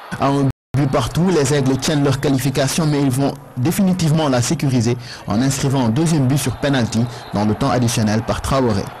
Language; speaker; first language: French; non-native, local second language; Wolof